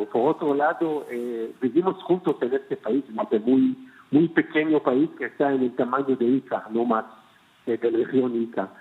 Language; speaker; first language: Spanish; non-native, fluent; Hebrew